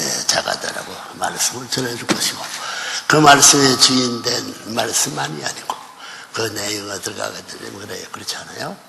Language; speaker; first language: Korean; native; Korean